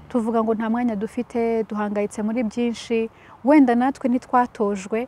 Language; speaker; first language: Kinyarwanda; early bilingual, heritage; Kinyarwanda